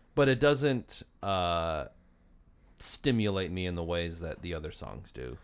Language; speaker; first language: English; native; English